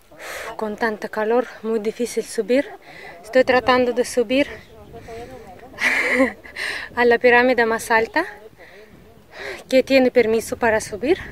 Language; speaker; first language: Spanish; non-native, learner; Russian